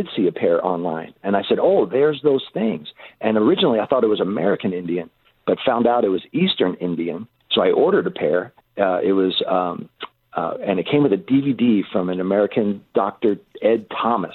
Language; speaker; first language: English; native; English